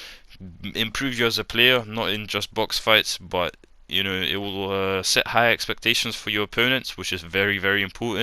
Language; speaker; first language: English; native; English